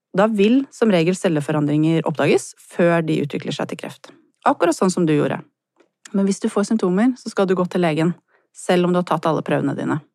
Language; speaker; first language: Norwegian; native; Norwegian